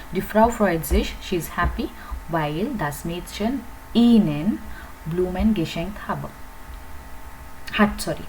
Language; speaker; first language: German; non-native, learner; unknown